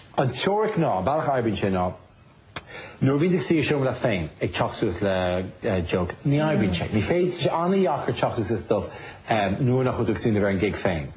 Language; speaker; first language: Irish; native; Irish